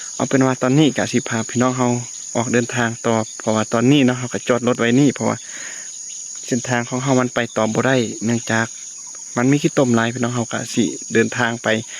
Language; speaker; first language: Lao; non-native, local second language; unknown